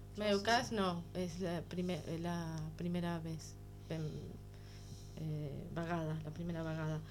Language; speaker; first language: Catalan; non-native, learner; Spanish